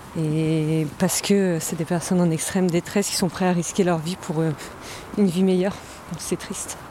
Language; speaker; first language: French; native; French